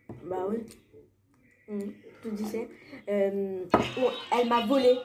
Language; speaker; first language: French; non-native, fluent; Spanish